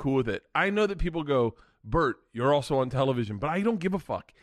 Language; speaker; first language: English; native; English